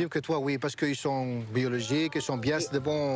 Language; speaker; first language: French; non-native, fluent; Greek